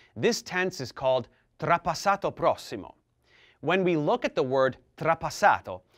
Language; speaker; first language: English; early bilingual, other home language; Italian